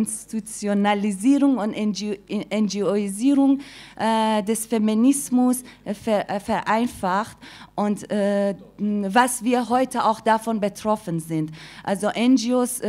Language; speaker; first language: German; non-native, fluent; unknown